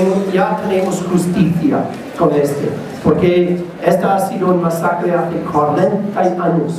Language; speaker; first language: Spanish; non-native, learner; English